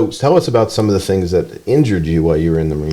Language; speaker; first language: English; native; English